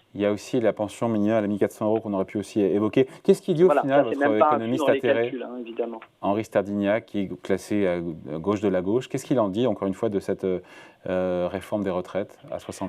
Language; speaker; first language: French; native; French